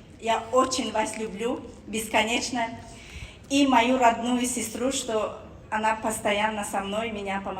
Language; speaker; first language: Russian; non-native, fluent; Tajik